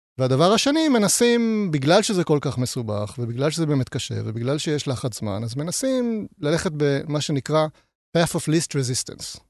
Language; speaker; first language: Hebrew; native; Hebrew